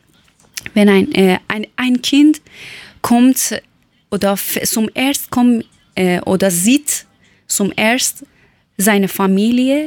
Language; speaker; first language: German; non-native, learner; Persian